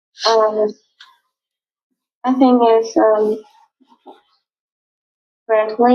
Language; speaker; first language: English; non-native, learner; Vietnamese